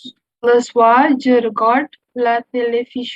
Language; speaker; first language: French; non-native, learner; Indonesian